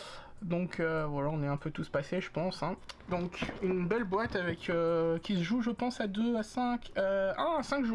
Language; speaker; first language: French; native; French